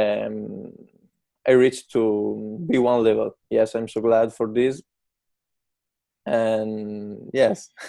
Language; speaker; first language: English; non-native, learner; Italian